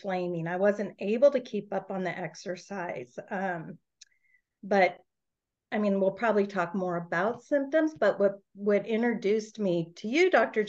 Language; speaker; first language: English; native; English